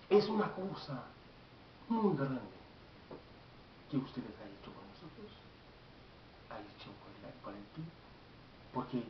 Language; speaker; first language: Spanish; non-native, learner; Haitian Creole